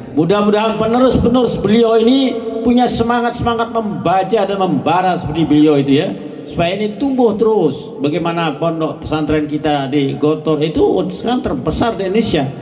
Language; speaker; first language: Indonesian; native; Indonesian